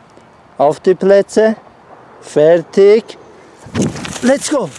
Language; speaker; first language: German; non-native, learner; Turkish